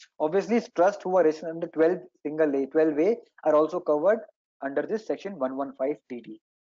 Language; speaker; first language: English; non-native, local second language; Hindi